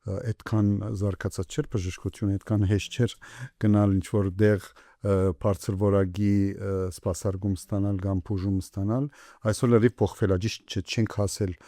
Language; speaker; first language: Armenian; early bilingual, heritage; Armenian